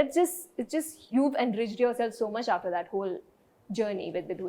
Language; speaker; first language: English; non-native, local second language; Hindi